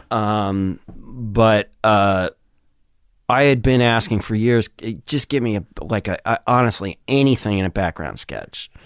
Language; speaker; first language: English; native; English